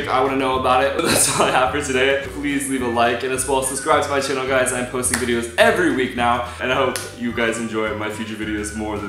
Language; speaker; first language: English; native; English